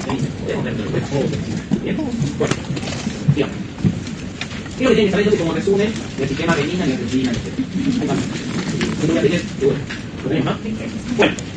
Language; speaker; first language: Spanish; native; Spanish